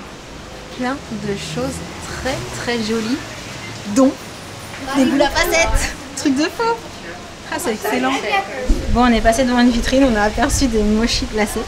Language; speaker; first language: French; native; French